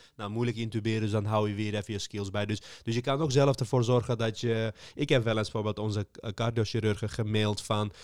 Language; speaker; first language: Dutch; early bilingual, other home language; Armenian